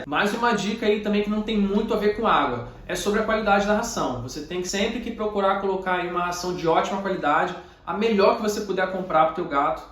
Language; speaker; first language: Portuguese; native; Portuguese